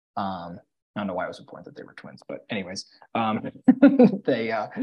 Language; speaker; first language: English; native; English